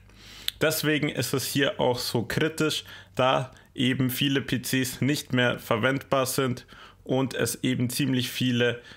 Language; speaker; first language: German; native; German